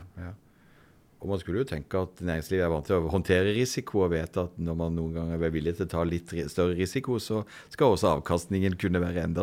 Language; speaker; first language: Norwegian; native; Norwegian